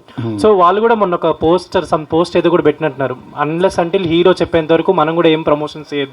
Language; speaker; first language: Telugu; native; Telugu